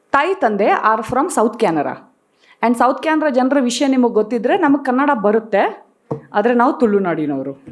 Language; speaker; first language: Kannada; non-native, fluent; Tulu